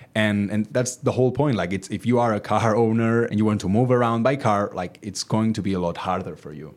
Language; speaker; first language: English; non-native, fluent; Catalan